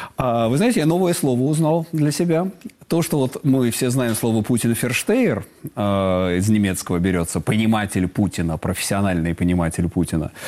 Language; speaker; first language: Russian; native; Russian